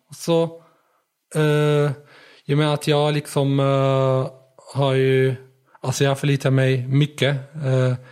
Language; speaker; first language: Swedish; early bilingual, other home language; Arabic